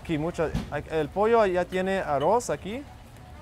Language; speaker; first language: Spanish; early bilingual, heritage; Spanish